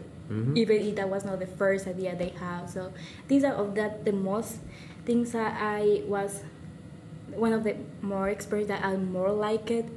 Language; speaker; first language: English; non-native, learner; Spanish